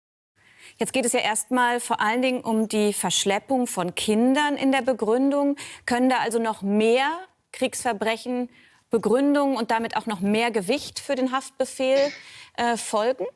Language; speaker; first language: German; native; German